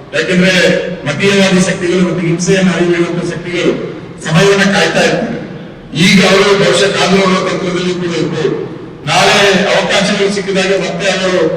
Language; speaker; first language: Kannada; non-native, local second language; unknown